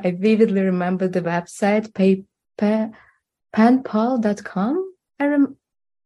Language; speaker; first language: English; non-native, fluent; Russian